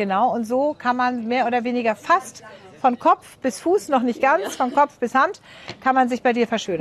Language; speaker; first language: German; native; German